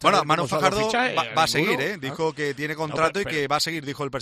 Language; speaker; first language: Spanish; native; Spanish